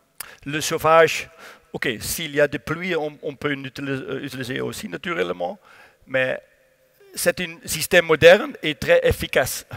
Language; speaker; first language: French; non-native, learner; Dutch